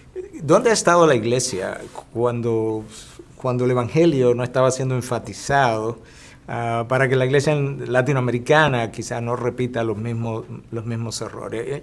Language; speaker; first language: Spanish; native; Spanish